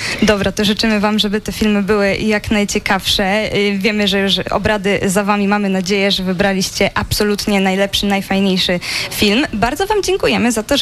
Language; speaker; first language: Polish; native; Polish